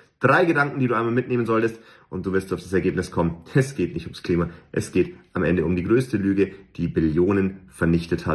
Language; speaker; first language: German; native; German